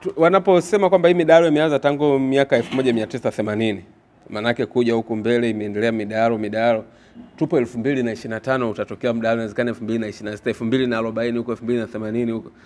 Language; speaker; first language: Swahili; native; Swahili